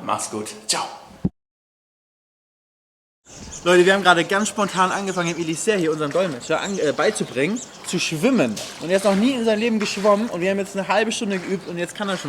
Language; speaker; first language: German; native; German